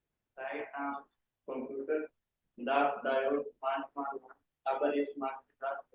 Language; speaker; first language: German; non-native, learner; Hindi